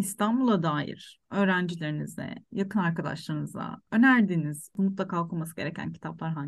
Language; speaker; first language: Turkish; native; Turkish